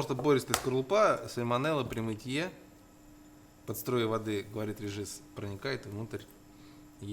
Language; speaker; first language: Russian; native; Russian